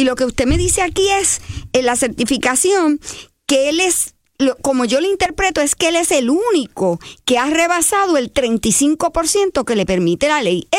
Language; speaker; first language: Spanish; native; Spanish